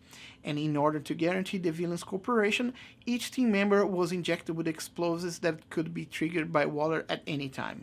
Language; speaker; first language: English; non-native, fluent; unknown